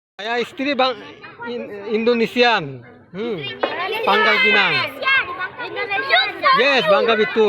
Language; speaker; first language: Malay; non-native, learner; Bangla